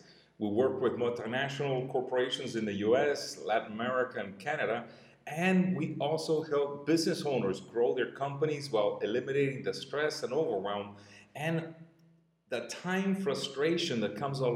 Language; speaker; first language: English; non-native, fluent; Spanish